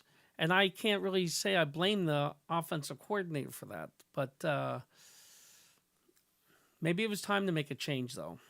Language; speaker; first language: English; native; English